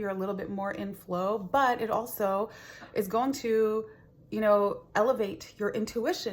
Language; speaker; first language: English; native; English